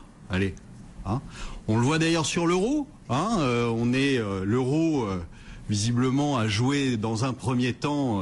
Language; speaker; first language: French; native; French